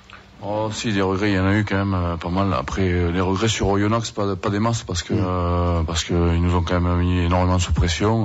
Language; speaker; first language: French; native; French